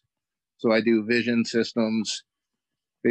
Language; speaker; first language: English; native; English